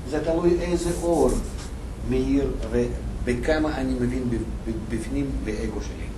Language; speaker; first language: Hebrew; non-native, fluent; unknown